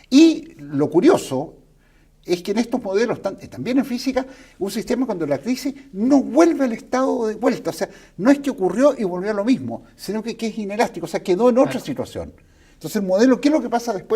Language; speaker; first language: Spanish; native; Spanish